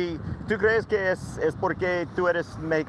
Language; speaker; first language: Spanish; non-native, learner; English